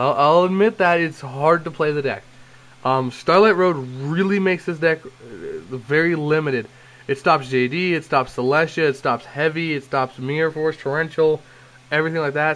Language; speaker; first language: English; native; English